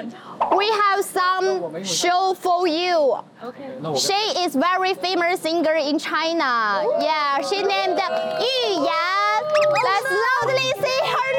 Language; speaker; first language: English; non-native, learner; Chinese